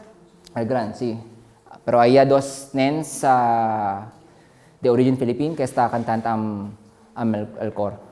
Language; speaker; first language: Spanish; non-native, fluent; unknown